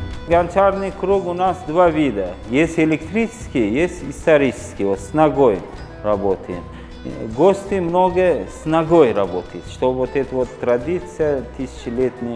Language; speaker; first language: Russian; non-native, learner; Uzbek